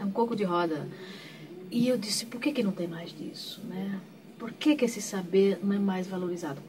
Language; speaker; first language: Portuguese; native; Portuguese